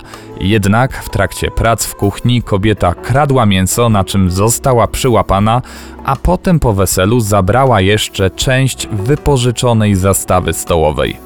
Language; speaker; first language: Polish; native; Polish